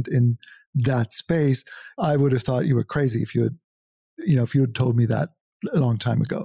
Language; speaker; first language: English; non-native, fluent; German